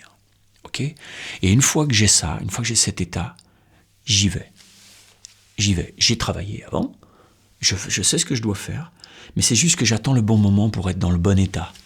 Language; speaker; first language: French; native; French